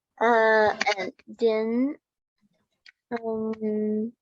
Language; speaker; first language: English; non-native, learner; Thai